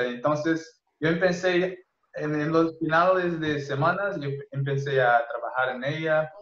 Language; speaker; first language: Spanish; non-native, fluent; Portuguese